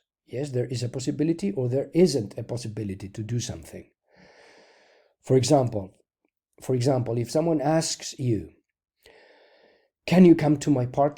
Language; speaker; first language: English; non-native, fluent; Spanish